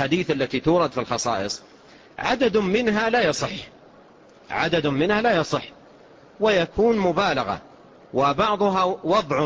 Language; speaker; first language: Arabic; native; Arabic